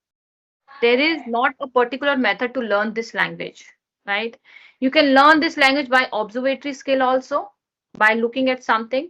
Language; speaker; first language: English; non-native, learner; Hindi